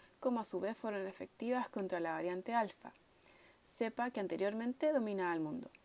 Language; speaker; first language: Spanish; native; Spanish